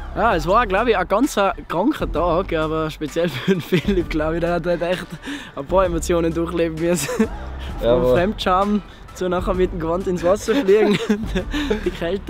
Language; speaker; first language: German; native; German